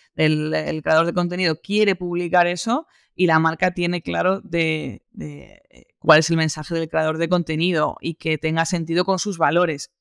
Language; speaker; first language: Spanish; native; Spanish